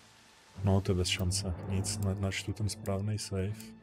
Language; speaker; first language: Czech; native; Czech